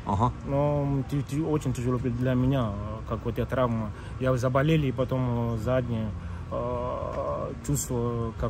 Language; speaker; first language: Russian; non-native, fluent; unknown